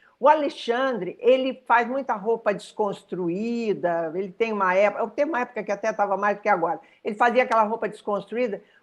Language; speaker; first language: Portuguese; native; Portuguese